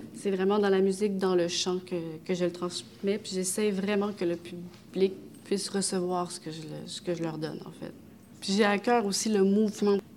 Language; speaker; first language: French; early bilingual, other home language; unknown